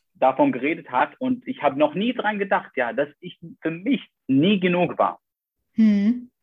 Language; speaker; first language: German; non-native, fluent; Arabic